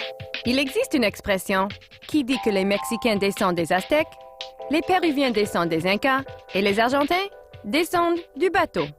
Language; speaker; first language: French; native; French